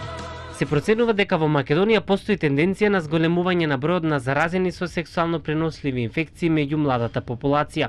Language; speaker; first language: Macedonian; native; Macedonian